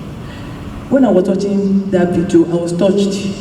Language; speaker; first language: English; non-native, local second language; Yoruba